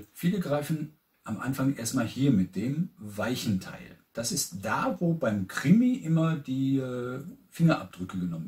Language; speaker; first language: German; native; German